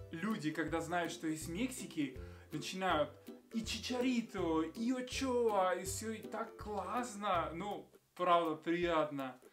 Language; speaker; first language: Russian; non-native, fluent; Spanish